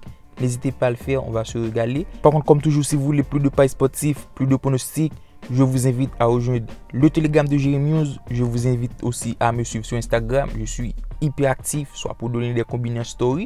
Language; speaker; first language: French; native; French